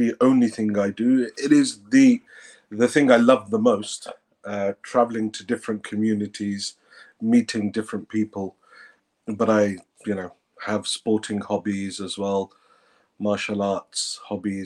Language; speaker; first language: English; native; English